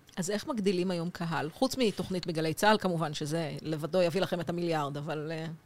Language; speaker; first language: Hebrew; native; Hebrew